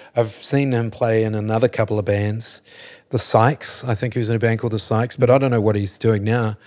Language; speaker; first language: English; native; English